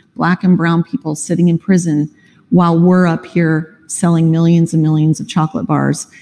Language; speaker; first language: English; native; English